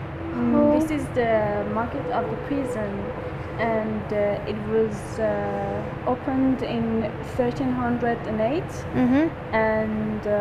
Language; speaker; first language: English; non-native, fluent; Persian